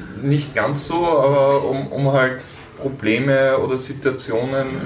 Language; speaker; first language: German; native; German